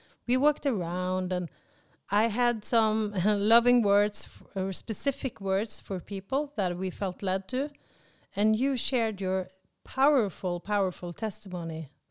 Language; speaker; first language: English; non-native, fluent; Norwegian